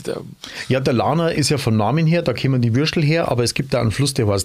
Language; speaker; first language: German; native; German